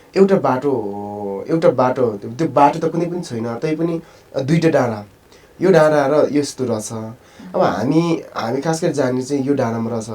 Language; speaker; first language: Nepali; non-native, local second language; Sherpa